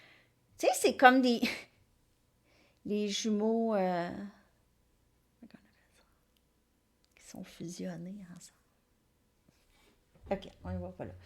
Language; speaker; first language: French; native; French